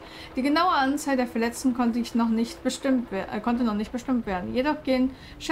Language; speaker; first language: German; native; German